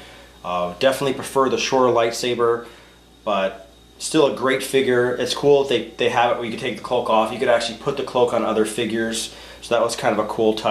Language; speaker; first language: English; native; English